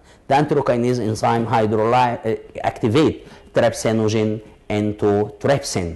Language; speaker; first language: English; non-native, local second language; Arabic